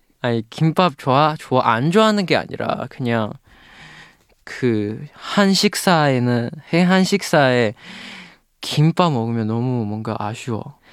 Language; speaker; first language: Korean; non-native, learner; Chinese